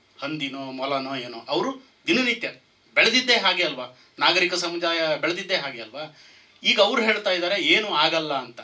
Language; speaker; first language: Kannada; native; Kannada